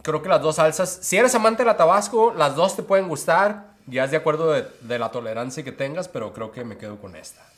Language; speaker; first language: Spanish; native; Spanish